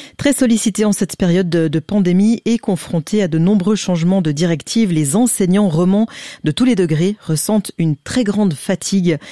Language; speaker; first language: French; native; French